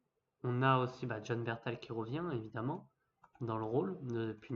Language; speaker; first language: French; native; French